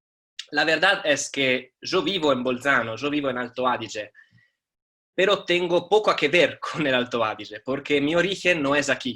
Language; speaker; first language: Spanish; non-native, fluent; Italian